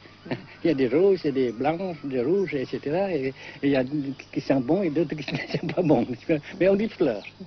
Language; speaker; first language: French; non-native, local second language; Vietnamese